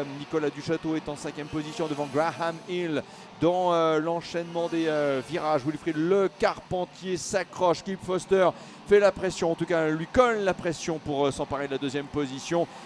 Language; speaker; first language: French; native; French